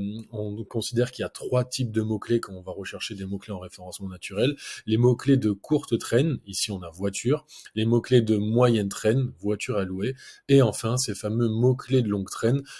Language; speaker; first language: French; native; French